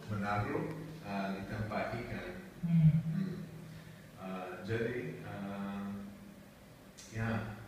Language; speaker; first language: Indonesian; non-native, learner; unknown